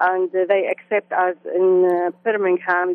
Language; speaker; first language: English; non-native, learner; Arabic